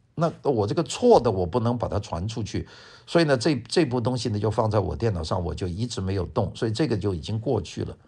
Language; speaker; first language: Chinese; non-native, local second language; Cantonese